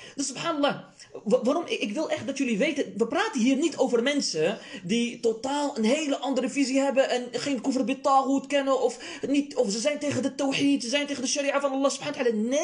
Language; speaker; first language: Dutch; early bilingual, other home language; Arabic